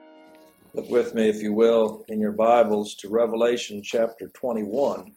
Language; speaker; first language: English; native; English